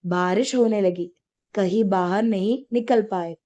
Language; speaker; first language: Hindi; non-native, local second language; Malayalam